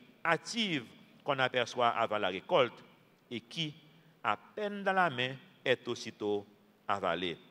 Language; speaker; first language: French; non-native, local second language; Haitian Creole